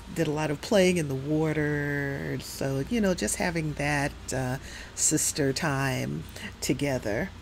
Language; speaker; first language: English; native; English